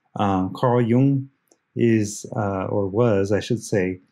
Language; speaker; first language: English; early bilingual, other home language; Spanish